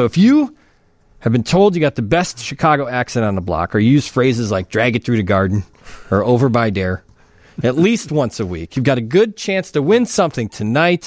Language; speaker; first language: English; native; English